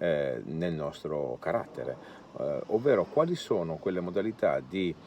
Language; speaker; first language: Italian; native; Italian